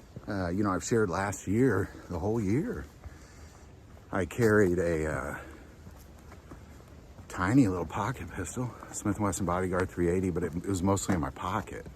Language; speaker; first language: English; native; English